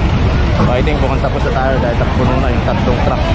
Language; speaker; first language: Filipino; native; Filipino